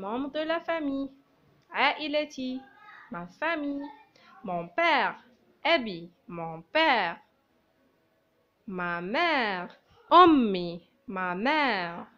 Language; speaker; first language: French; non-native, local second language; Arabic